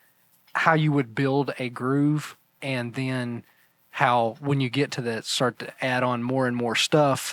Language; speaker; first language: English; native; English